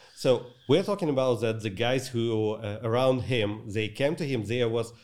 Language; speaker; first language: English; non-native, learner; Ukrainian